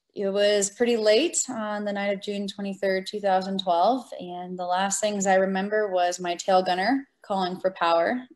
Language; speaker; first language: English; native; English